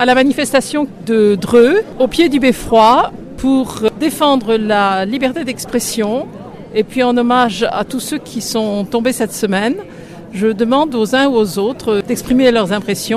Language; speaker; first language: French; native; French